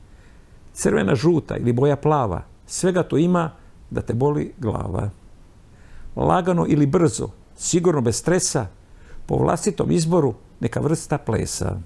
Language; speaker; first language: Croatian; native; Croatian